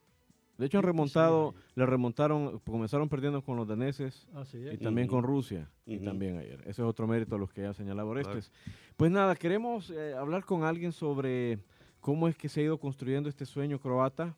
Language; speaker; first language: Spanish; native; Spanish